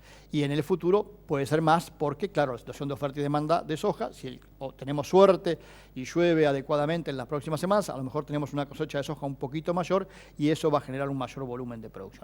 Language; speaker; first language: Spanish; native; Spanish